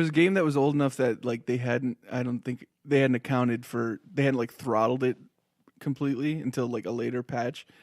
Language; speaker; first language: English; native; English